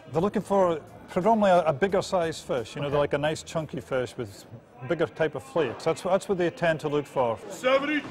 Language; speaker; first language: English; native; English